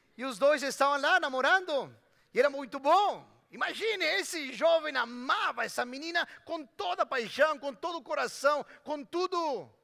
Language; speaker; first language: Portuguese; non-native, fluent; Spanish